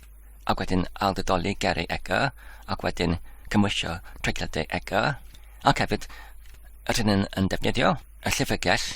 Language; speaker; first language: Welsh; non-native, learner; English